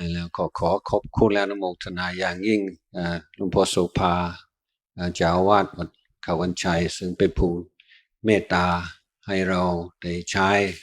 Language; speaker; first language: Thai; non-native, fluent; English